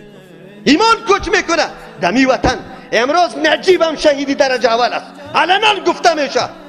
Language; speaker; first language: Persian; native; Persian